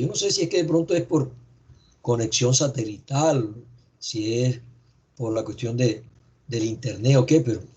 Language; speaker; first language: Spanish; native; Spanish